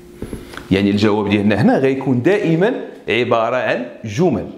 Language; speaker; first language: Arabic; native; Arabic